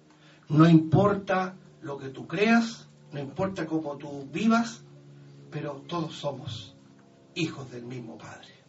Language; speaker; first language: Spanish; native; Spanish